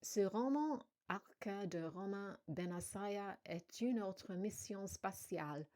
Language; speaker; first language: French; non-native, fluent; English